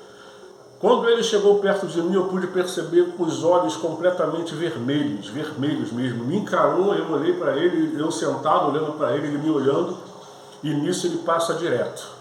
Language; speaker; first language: Portuguese; native; Portuguese